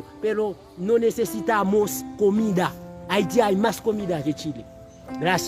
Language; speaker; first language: Spanish; non-native, learner; Haitian Creole